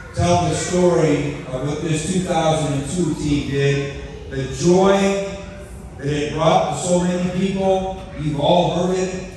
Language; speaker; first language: English; native; English